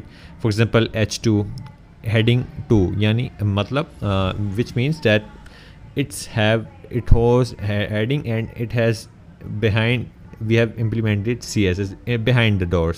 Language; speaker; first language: English; non-native, local second language; Urdu